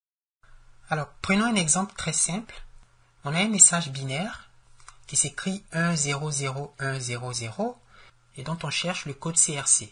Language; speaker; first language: French; native; French